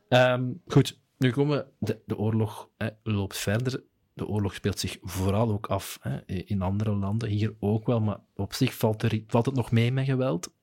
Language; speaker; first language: Dutch; native; Dutch